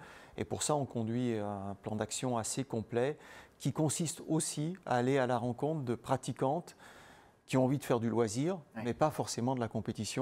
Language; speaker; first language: French; native; French